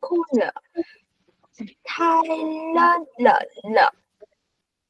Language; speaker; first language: Chinese; non-native, learner; Vietnamese